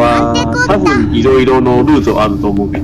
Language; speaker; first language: Japanese; non-native, learner; Chinese